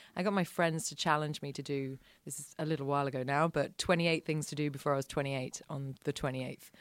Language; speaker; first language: English; native; English